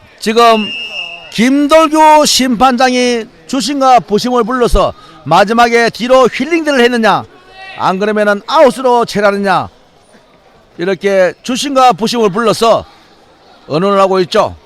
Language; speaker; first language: Korean; native; Korean